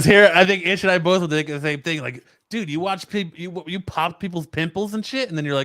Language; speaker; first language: English; native; English